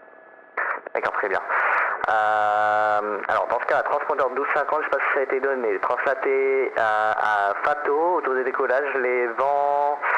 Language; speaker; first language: French; native; French